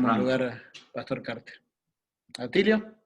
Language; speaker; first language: Spanish; native; Spanish